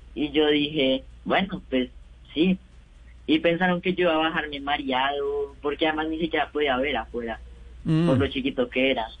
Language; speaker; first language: Spanish; native; Spanish